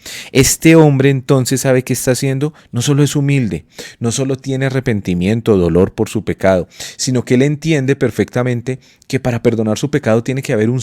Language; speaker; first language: Spanish; native; Spanish